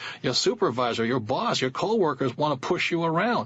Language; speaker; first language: English; native; English